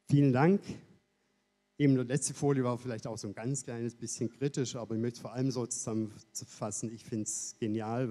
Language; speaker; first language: German; native; German